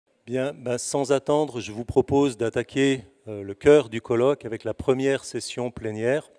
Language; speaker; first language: French; native; French